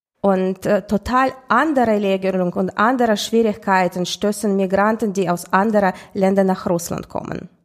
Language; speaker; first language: German; non-native, fluent; Russian